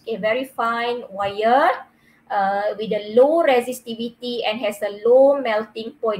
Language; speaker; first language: English; non-native, local second language; Malay